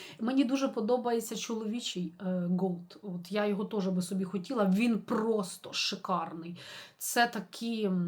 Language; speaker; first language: Ukrainian; non-native, local second language; Russian